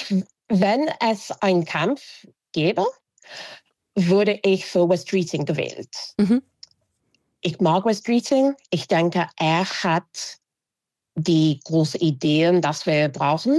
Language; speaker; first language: German; non-native, fluent; English